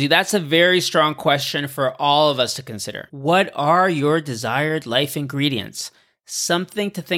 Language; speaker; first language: English; native; English